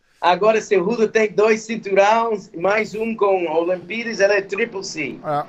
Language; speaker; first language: Portuguese; non-native, fluent; English